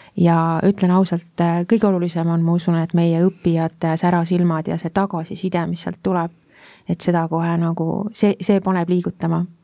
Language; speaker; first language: Estonian; native; Estonian